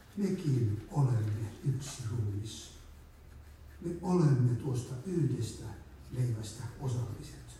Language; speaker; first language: Finnish; native; Finnish